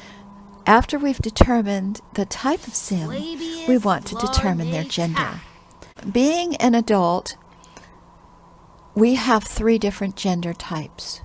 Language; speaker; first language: English; native; English